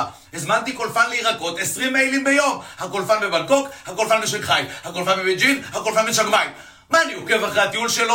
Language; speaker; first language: Hebrew; native; Hebrew